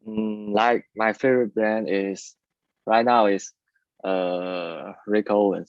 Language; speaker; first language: English; non-native, learner; Chinese